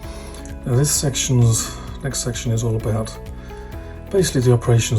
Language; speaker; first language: English; native; English